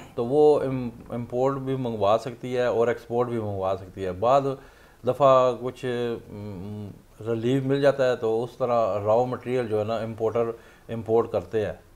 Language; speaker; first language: Urdu; non-native, local second language; Punjabi